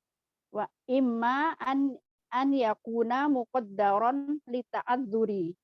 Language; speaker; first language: Arabic; non-native, learner; Indonesian